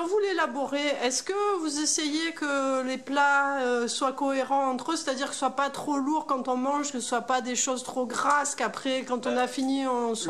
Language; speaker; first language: French; native; French